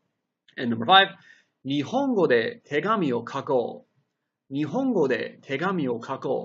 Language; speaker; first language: Japanese; non-native, fluent; English